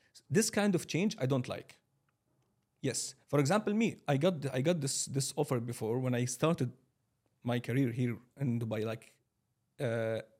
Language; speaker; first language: English; non-native, fluent; Arabic